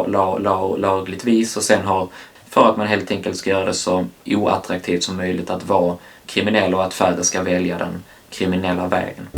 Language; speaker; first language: Swedish; native; Swedish